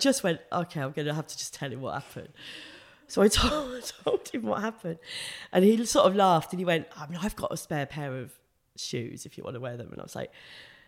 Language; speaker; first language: English; native; English